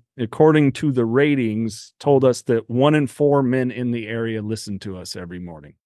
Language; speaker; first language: English; native; English